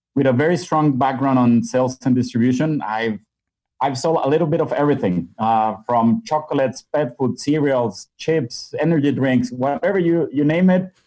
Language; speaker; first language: English; non-native, fluent; Spanish